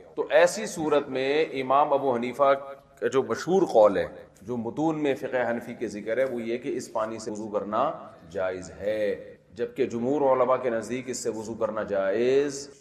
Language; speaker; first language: Urdu; native; Urdu